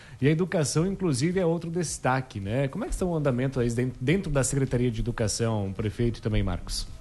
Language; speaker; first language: Portuguese; native; Portuguese